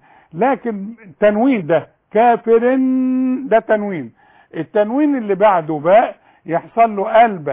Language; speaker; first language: Arabic; native; Arabic